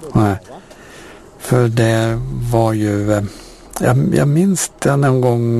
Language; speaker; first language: Swedish; native; Swedish